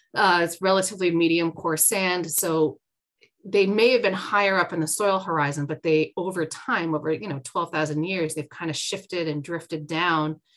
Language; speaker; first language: English; native; English